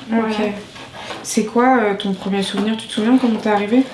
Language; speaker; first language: French; early bilingual, other home language; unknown